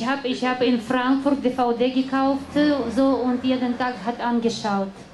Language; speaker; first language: German; non-native, learner; Russian